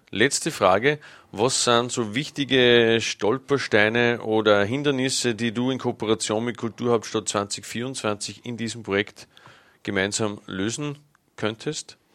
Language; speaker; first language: German; native; German